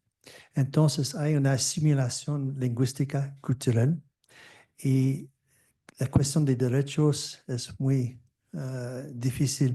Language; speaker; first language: Spanish; non-native, fluent; French